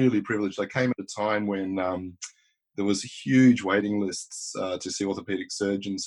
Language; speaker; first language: English; native; English